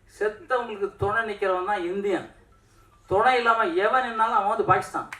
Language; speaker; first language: Tamil; native; Tamil